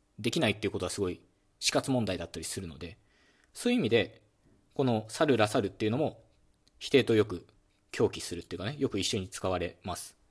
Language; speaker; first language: Japanese; native; Japanese